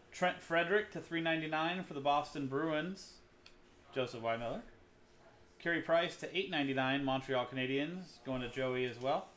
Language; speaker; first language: English; native; English